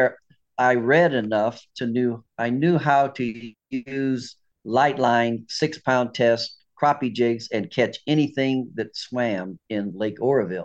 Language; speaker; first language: English; native; English